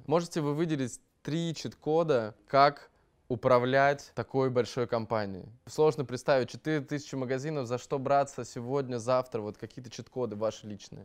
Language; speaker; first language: Russian; native; Russian